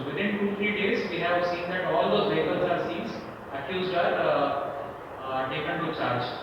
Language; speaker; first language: English; non-native, local second language; Telugu